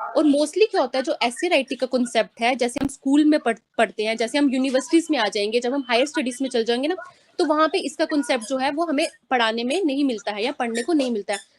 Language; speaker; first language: Hindi; native; Hindi